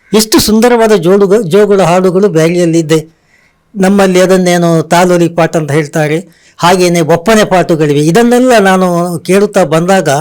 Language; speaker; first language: Kannada; non-native, local second language; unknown